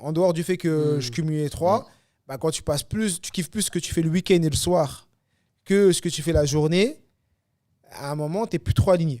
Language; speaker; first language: French; native; French